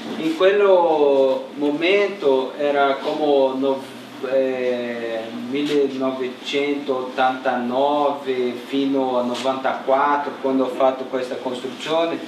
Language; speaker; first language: Italian; non-native, learner; Portuguese